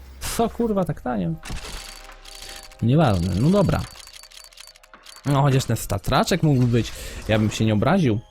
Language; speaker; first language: Polish; native; Polish